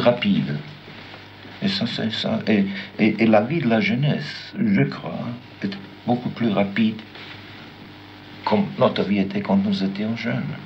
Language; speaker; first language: French; non-native, learner; German